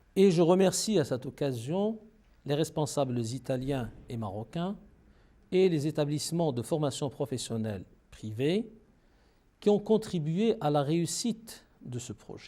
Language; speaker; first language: French; non-native, local second language; Arabic